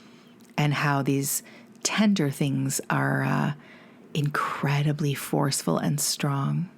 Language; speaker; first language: English; native; English